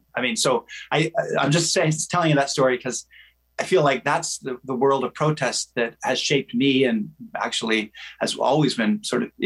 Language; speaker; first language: English; native; English